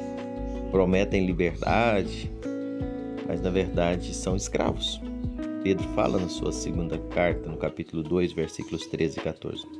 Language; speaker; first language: Portuguese; native; Portuguese